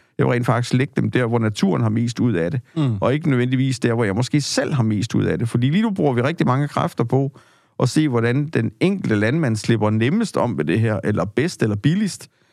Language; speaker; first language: Danish; native; Danish